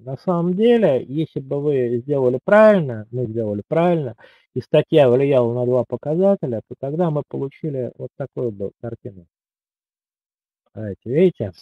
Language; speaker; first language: Russian; native; Russian